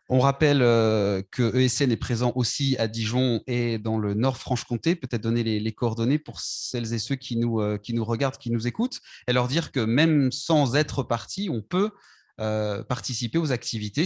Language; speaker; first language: French; native; French